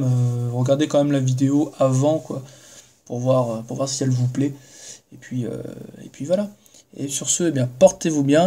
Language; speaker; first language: French; native; French